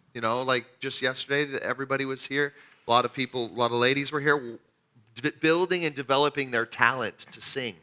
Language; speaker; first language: English; native; English